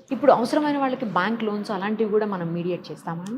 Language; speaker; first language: Telugu; native; Telugu